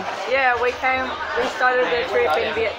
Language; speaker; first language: English; non-native, fluent; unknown